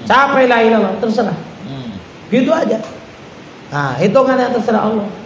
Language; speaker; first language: Indonesian; native; Indonesian